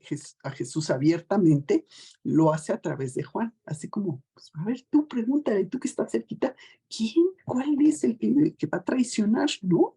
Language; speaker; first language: Spanish; native; Spanish